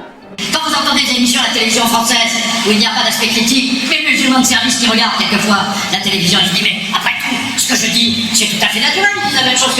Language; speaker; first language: French; native; French